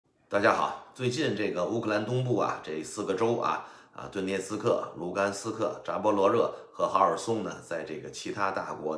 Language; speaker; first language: Chinese; native; Chinese